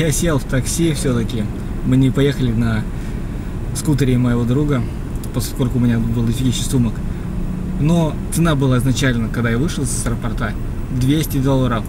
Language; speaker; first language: Russian; native; Russian